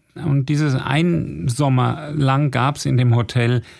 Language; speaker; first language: German; native; German